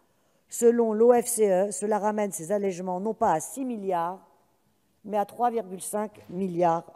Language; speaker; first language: French; native; French